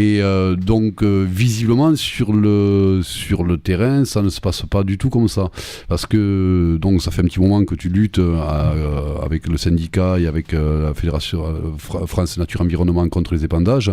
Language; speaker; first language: French; native; French